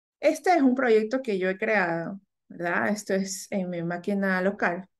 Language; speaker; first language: Spanish; native; Spanish